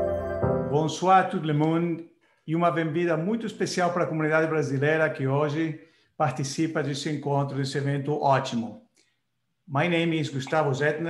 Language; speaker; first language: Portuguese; non-native, fluent; Spanish